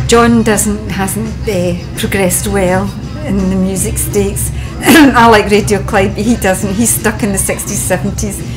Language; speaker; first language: English; native; English